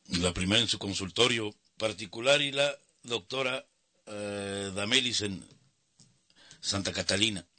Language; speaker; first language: Spanish; native; Spanish